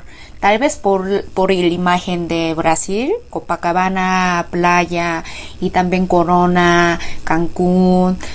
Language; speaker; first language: Spanish; non-native, fluent; Korean